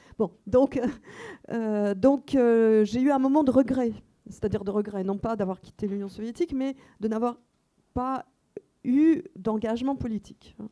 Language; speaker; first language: French; non-native, fluent; Russian